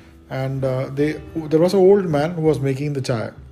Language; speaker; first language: English; non-native, local second language; Malayalam